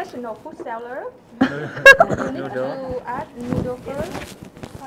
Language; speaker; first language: English; non-native, fluent; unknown